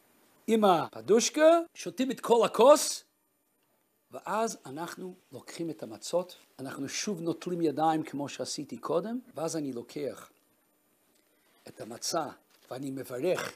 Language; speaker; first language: Hebrew; non-native, fluent; Russian